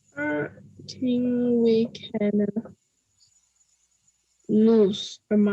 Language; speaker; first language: English; non-native, learner; Vietnamese